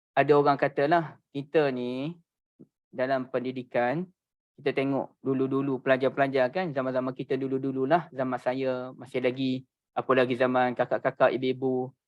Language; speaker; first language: Malay; native; Malay